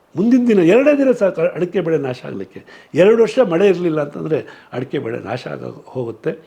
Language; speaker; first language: Kannada; native; Kannada